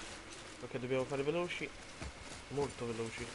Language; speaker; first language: Italian; native; Italian